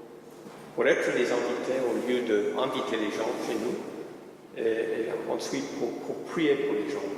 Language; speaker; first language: French; non-native, fluent; English